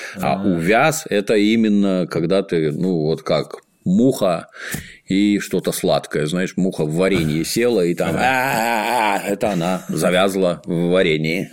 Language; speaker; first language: Russian; native; Russian